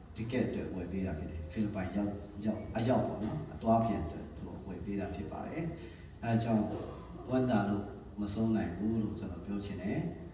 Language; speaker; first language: Burmese; non-native, local second language; Tedim Chin